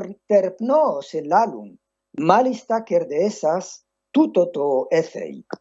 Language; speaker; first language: Greek; non-native, fluent; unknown